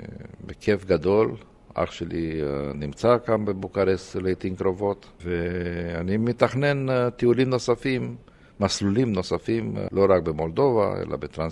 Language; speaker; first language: Hebrew; non-native, fluent; Romanian